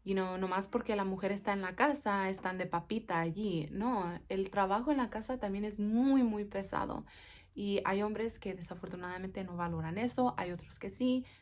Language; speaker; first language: Spanish; early bilingual, heritage; Spanish